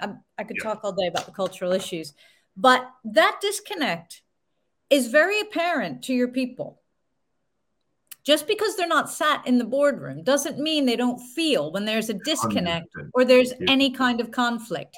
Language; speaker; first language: English; native; English